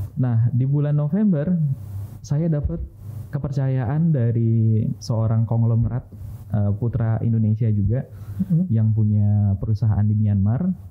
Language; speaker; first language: Indonesian; native; Indonesian